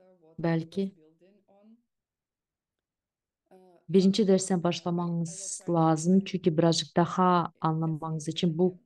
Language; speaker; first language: Turkish; non-native, fluent; Russian